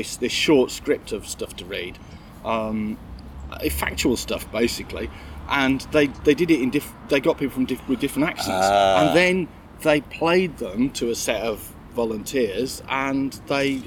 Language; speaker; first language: English; native; English